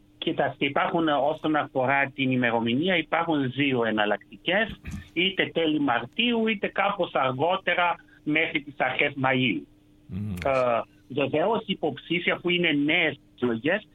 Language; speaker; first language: Greek; non-native, fluent; Romanian